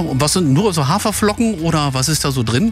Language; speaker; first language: German; native; German